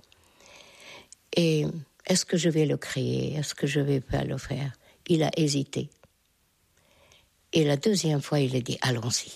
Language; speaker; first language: French; non-native, fluent; Hungarian